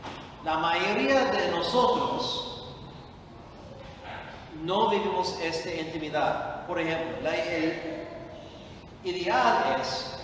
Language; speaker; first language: Spanish; non-native, fluent; English